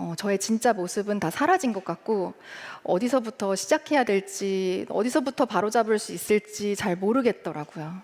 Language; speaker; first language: Korean; early bilingual, heritage; Korean